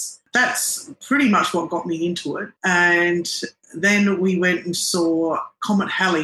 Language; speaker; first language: English; non-native, local second language; Arabic